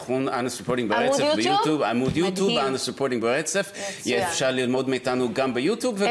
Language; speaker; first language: Hebrew; non-native, fluent; English